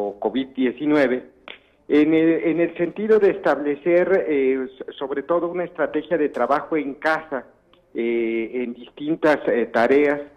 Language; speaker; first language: Spanish; native; Spanish